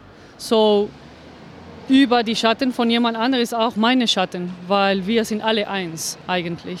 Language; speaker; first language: German; non-native, fluent; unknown